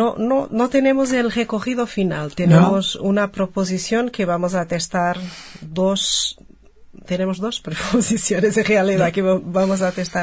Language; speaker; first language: Spanish; non-native, fluent; Portuguese